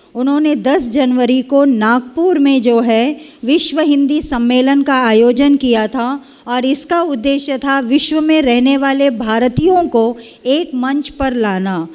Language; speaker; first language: Hindi; non-native, local second language; Kannada